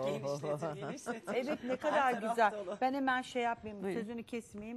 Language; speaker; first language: Turkish; native; Turkish